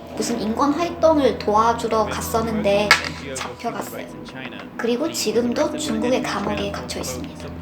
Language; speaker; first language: Korean; non-native, fluent; Chinese